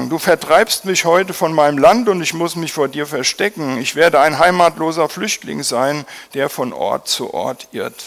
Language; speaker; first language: German; native; German